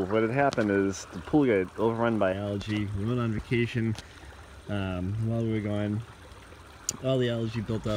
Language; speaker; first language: English; native; English